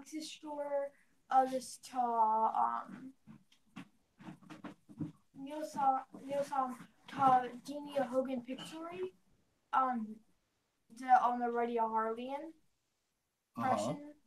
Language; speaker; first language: Irish; non-native, learner; English